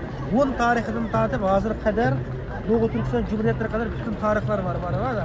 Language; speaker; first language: Turkish; non-native, learner; Uyghur